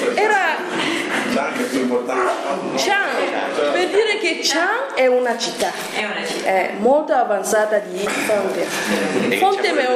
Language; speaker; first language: Italian; non-native, learner; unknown